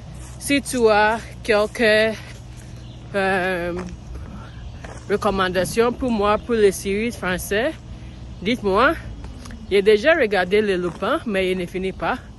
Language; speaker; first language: French; non-native, learner; English